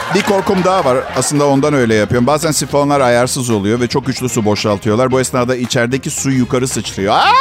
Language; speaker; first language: Turkish; non-native, fluent; Italian